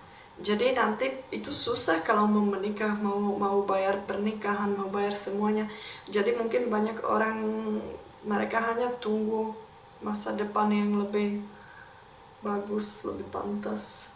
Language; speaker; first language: Indonesian; non-native, fluent; Czech